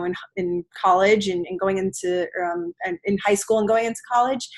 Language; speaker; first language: English; native; English